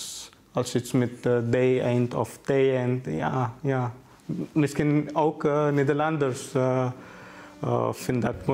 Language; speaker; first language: Dutch; non-native, learner; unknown